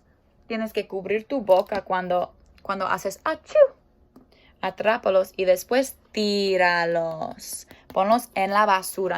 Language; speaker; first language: Spanish; non-native, fluent; English